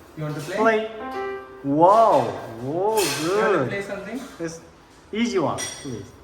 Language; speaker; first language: English; non-native, learner; Korean